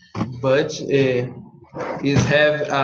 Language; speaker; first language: English; non-native, learner; Portuguese